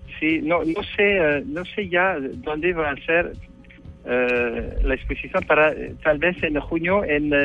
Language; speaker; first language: Spanish; non-native, learner; French